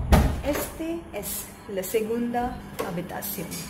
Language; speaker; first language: Spanish; non-native, learner; Hindi